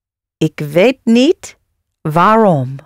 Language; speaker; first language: Dutch; non-native, learner; English